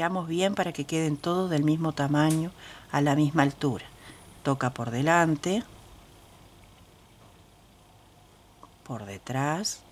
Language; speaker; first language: Spanish; native; Spanish